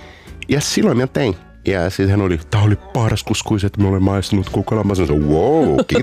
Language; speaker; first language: Finnish; non-native, learner; Portuguese